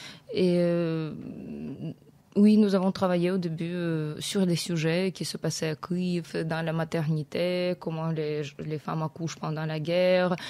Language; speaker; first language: French; non-native, fluent; Ukrainian